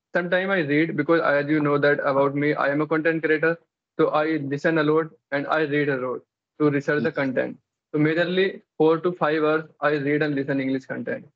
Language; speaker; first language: English; non-native, local second language; Hindi